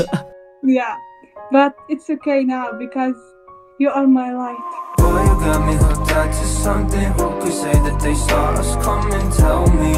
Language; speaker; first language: English; non-native, learner; Arabic